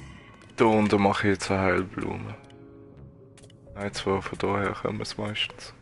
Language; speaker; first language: German; native; German